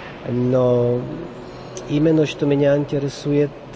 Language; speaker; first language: Russian; non-native, fluent; Czech